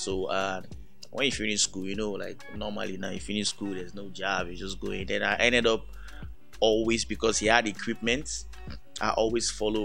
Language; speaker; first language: English; non-native, local second language; Yoruba